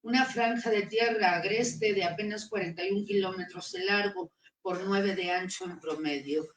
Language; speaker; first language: Spanish; native; Spanish